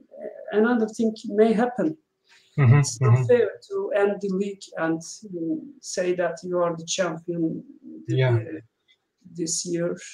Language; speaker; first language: English; non-native, learner; Turkish